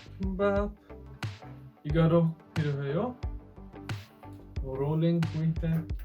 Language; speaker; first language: Korean; non-native, learner; German